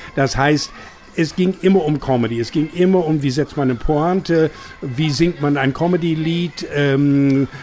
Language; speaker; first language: German; non-native, fluent; English